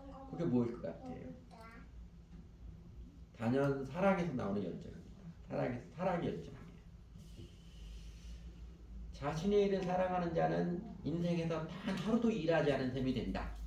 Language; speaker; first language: Korean; native; Korean